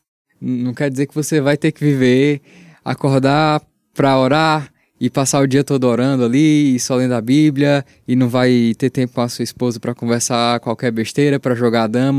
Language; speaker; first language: Portuguese; native; Portuguese